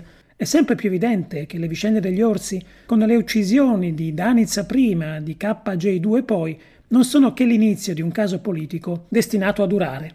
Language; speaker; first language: Italian; native; Italian